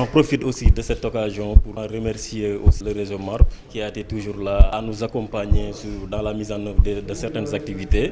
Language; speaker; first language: French; non-native, local second language; Wolof